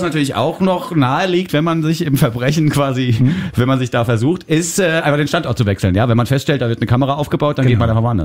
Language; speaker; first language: German; native; German